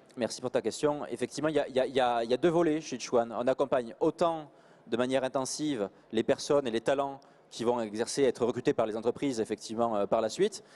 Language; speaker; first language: French; early bilingual, other home language; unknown